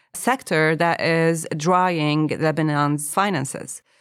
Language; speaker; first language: English; non-native, fluent; Arabic